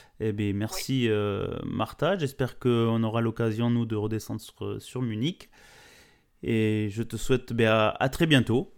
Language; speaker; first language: French; native; French